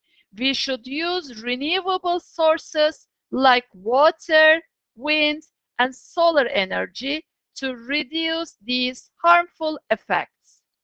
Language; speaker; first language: English; non-native, fluent; Turkish